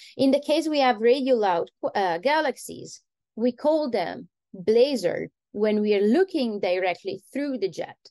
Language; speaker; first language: English; non-native, fluent; Italian